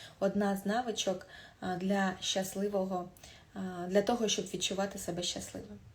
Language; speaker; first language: Ukrainian; non-native, local second language; Russian